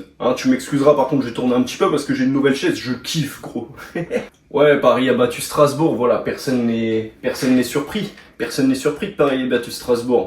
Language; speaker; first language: French; native; French